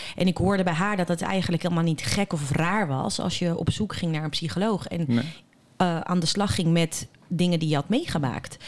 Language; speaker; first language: Dutch; early bilingual, other home language; Bosnian